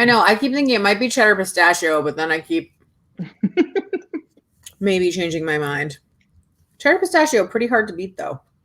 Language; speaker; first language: English; native; English